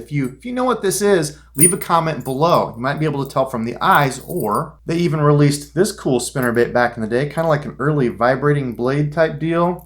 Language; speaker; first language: English; native; English